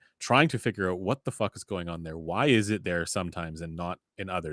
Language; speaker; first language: English; native; English